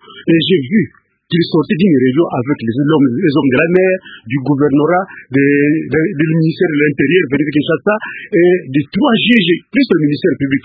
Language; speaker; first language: French; non-native, local second language; Kongo